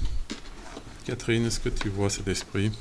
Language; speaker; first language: French; native; French